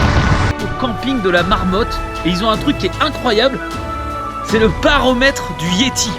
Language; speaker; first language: French; native; French